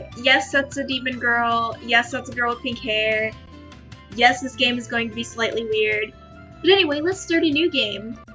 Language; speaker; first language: English; native; English